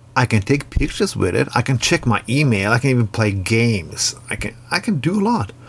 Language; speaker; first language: English; non-native, fluent; Norwegian